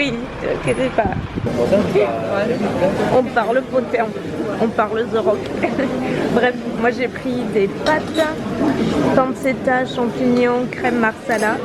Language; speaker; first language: French; native; French